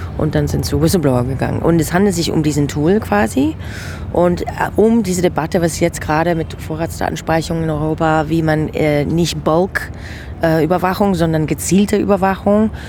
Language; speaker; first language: German; non-native, fluent; English